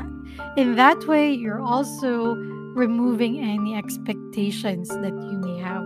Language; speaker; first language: English; non-native, local second language; Filipino